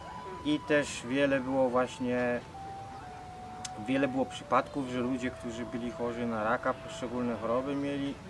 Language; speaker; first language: Polish; non-native, fluent; Vietnamese